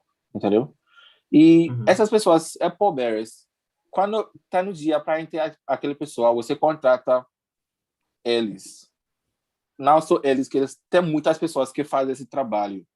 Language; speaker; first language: Portuguese; non-native, learner; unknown